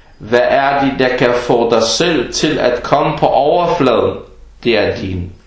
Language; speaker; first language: Danish; early bilingual, other home language; Arabic